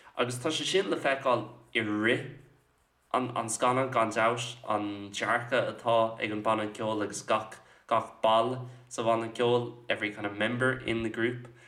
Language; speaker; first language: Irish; non-native, local second language; English